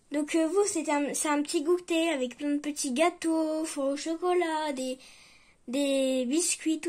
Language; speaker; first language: French; native; French